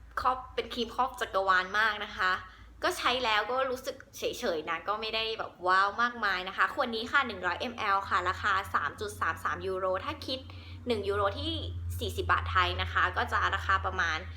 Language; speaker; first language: Thai; native; Thai